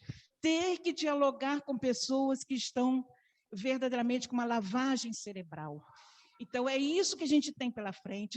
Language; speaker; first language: Portuguese; native; Portuguese